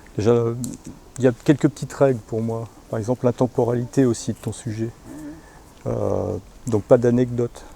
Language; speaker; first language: French; native; French